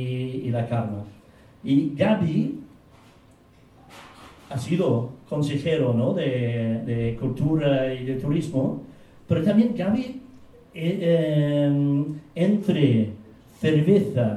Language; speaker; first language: Spanish; non-native, fluent; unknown